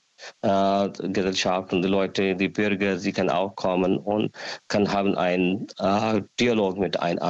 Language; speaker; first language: German; non-native, learner; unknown